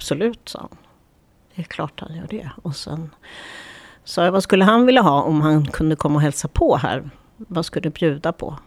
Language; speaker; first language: Swedish; native; Swedish